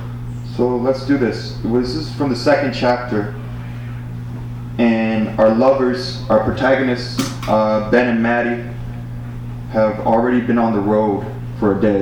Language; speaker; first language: English; native; English